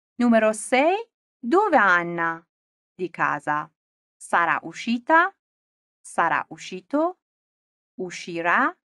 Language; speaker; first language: Italian; non-native, fluent; Persian